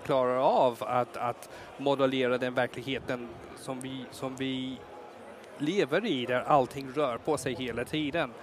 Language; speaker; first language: Swedish; non-native, fluent; English